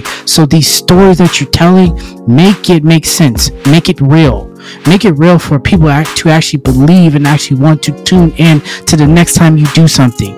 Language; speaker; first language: English; native; English